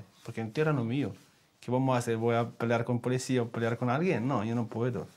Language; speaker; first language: Spanish; non-native, learner; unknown